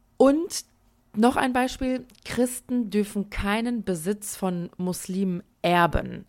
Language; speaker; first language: German; early bilingual, other home language; Persian